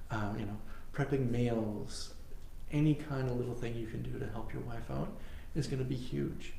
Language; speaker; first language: English; native; English